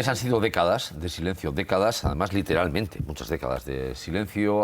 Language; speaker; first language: Spanish; native; Spanish